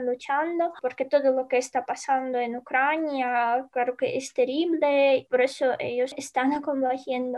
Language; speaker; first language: Spanish; non-native, fluent; Ukrainian